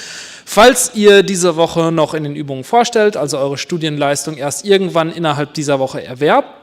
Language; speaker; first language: German; native; German